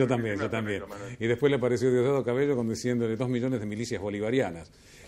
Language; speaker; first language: Spanish; native; Spanish